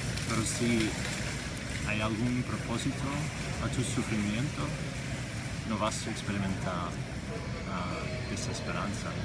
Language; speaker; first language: Spanish; non-native, fluent; English